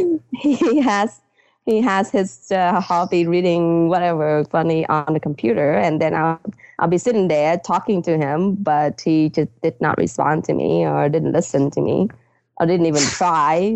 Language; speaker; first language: English; non-native, fluent; Vietnamese